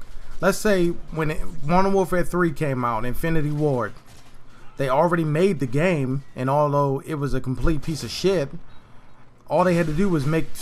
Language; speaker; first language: English; native; English